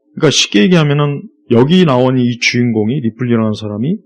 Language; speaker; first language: Korean; native; Korean